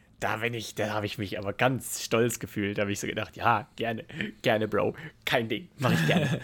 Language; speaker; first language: German; native; German